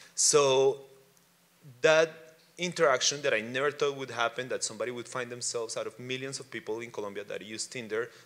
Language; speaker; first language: English; non-native, fluent; Spanish